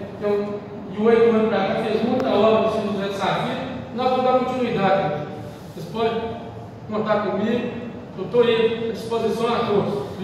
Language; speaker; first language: Portuguese; native; Portuguese